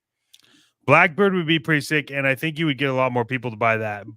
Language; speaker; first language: English; native; English